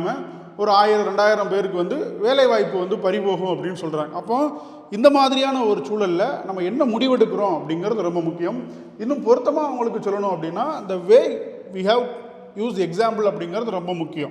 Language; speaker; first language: Tamil; native; Tamil